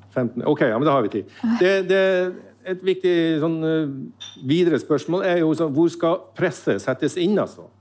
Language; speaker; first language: Norwegian; native; Norwegian